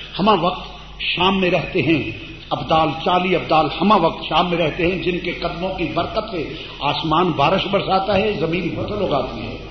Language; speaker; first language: Urdu; non-native, local second language; Punjabi